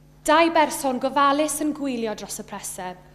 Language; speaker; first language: Welsh; native; Welsh